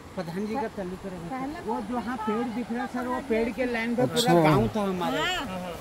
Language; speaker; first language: Hindi; native; Hindi